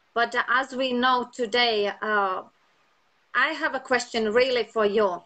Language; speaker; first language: English; non-native, fluent; Latvian